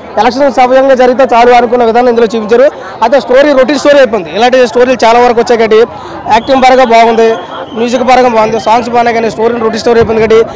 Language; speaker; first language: Telugu; native; Telugu